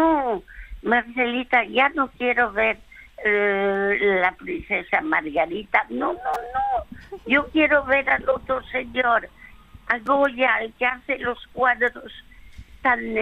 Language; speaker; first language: Spanish; early bilingual, other home language; French